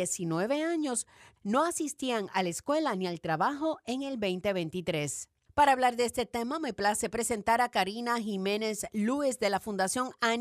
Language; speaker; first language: Spanish; native; Spanish